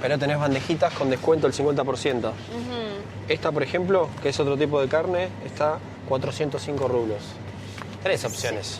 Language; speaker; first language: Spanish; native; Spanish